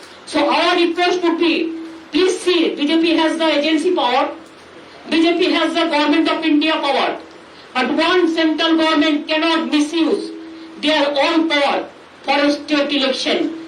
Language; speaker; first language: English; non-native, local second language; Bangla